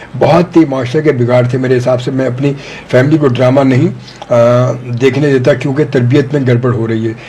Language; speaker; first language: Urdu; native; Urdu